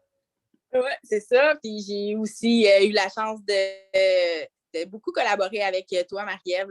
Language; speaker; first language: French; native; French